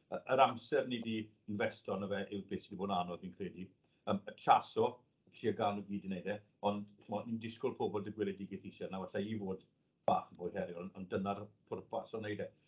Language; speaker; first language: Welsh; native; Welsh